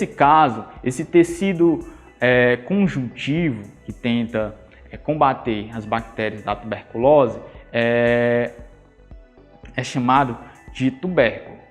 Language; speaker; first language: Portuguese; native; Portuguese